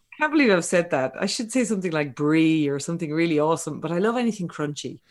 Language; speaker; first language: English; native; English